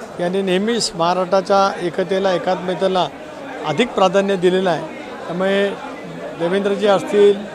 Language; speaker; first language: Marathi; native; Marathi